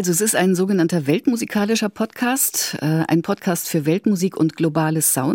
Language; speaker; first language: German; native; German